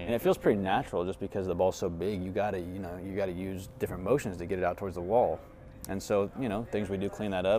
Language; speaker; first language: English; native; English